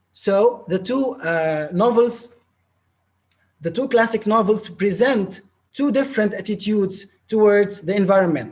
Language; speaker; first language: English; non-native, local second language; Arabic